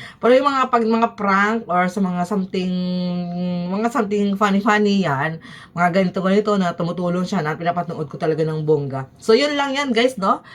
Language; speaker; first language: Filipino; native; Filipino